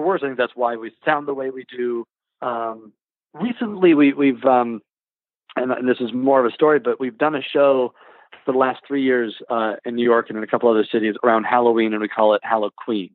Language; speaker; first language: English; native; English